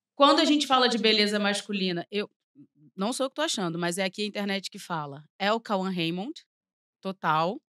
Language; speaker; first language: Portuguese; native; Portuguese